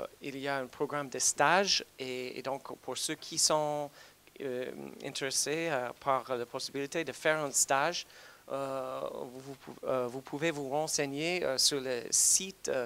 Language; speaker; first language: French; non-native, fluent; English